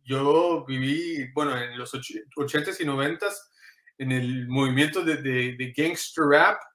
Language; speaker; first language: Spanish; early bilingual, heritage; Spanish